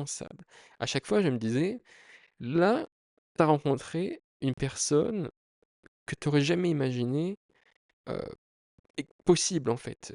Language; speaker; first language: French; native; French